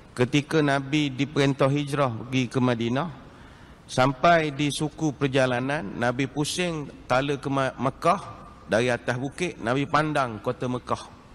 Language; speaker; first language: Malay; native; Malay